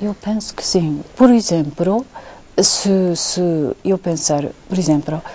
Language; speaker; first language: Portuguese; non-native, fluent; Japanese